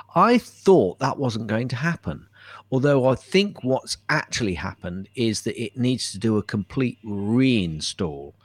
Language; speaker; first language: English; native; English